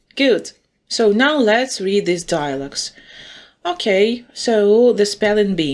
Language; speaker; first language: English; non-native, fluent; Ukrainian